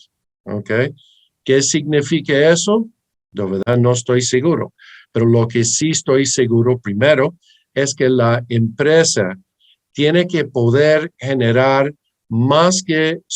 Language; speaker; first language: Spanish; early bilingual, heritage; English